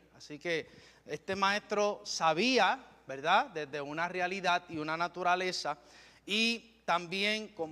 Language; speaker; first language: Spanish; native; Spanish